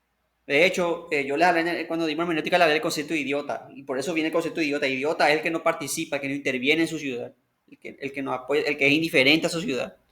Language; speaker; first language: Spanish; native; Spanish